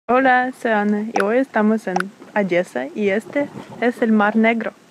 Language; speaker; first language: Spanish; non-native, fluent; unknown